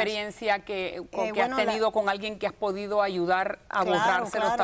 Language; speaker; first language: Spanish; native; Spanish